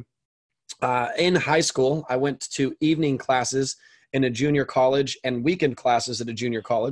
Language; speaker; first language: English; native; English